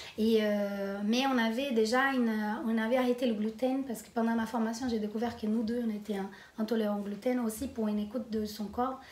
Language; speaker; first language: French; non-native, fluent; Portuguese